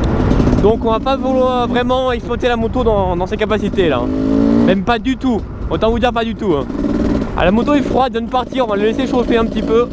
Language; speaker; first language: French; native; French